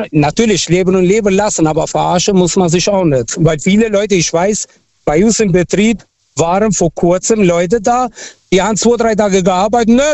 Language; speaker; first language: German; early bilingual, other home language; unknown